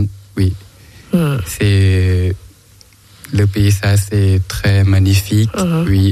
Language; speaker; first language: French; non-native, learner; Thai